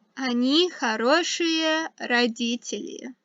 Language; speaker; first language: Russian; non-native, fluent; English